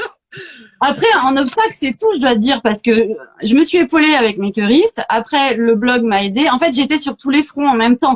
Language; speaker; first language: French; native; French